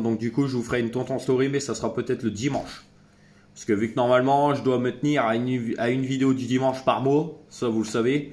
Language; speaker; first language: French; native; French